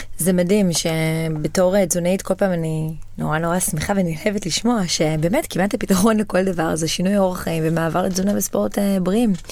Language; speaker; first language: Hebrew; native; Hebrew